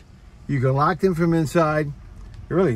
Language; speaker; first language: English; native; English